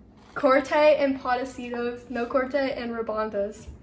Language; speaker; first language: Spanish; non-native, learner; English